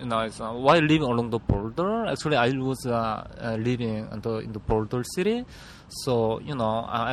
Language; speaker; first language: English; non-native, learner; Korean